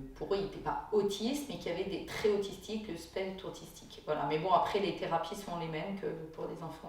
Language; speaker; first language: French; native; French